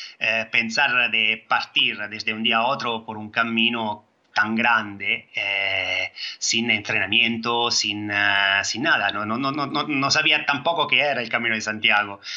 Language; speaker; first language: Spanish; non-native, fluent; Italian